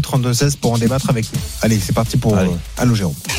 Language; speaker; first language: French; native; French